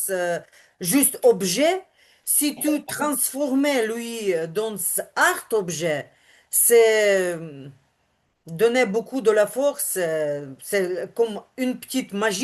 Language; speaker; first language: French; non-native, learner; Ukrainian